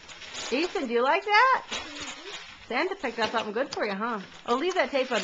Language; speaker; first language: English; native; English